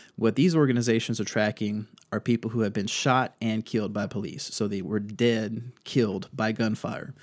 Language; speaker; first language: English; native; English